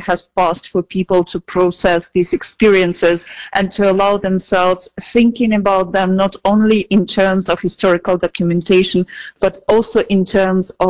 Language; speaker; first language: English; non-native, fluent; Russian